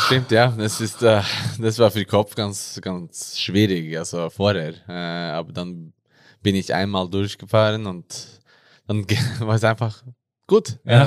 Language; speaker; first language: German; non-native, learner; Norwegian